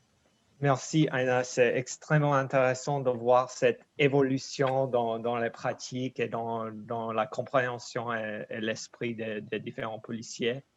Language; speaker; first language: French; non-native, fluent; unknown